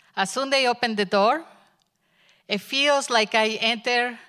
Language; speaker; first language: English; non-native, learner; Spanish